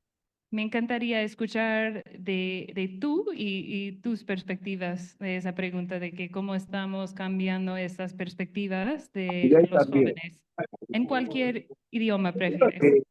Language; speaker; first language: Spanish; non-native, learner; English